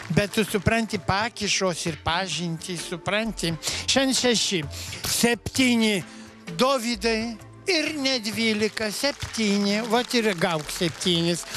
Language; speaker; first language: Lithuanian; native; Lithuanian